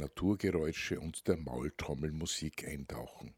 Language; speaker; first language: German; native; German